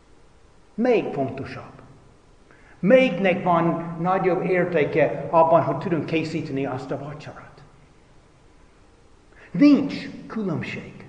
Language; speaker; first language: Hungarian; non-native, fluent; English